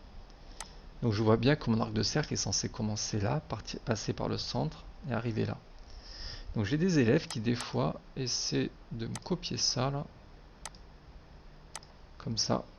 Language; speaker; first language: French; native; French